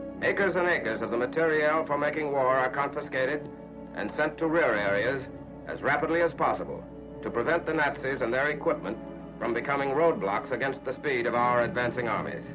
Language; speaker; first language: English; native; English